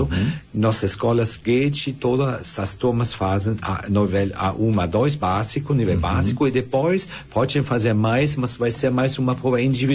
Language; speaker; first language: Portuguese; non-native, fluent; German